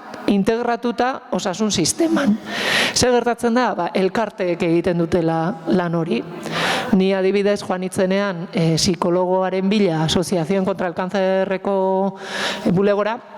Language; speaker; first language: Basque; native; Basque